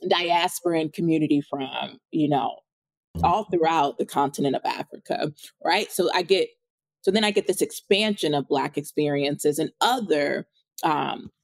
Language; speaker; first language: English; native; English